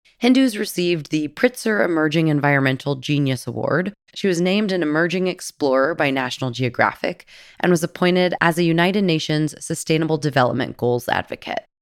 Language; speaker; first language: English; native; English